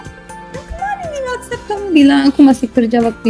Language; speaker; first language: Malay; non-native, fluent; Turkish